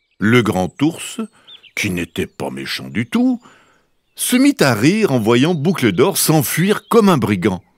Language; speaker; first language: French; native; French